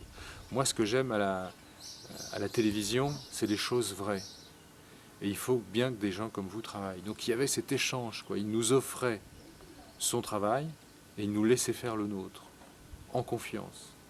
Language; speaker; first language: French; native; French